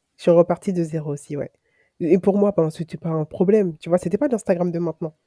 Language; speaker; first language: French; native; French